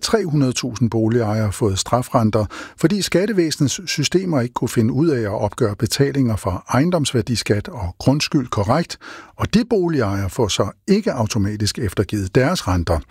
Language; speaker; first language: Danish; native; Danish